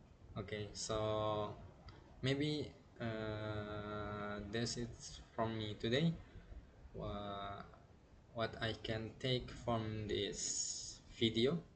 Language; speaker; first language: English; non-native, learner; Indonesian